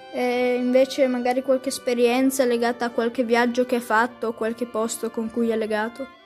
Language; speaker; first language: Italian; native; Italian